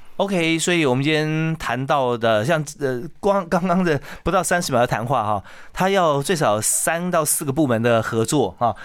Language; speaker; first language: Chinese; native; Chinese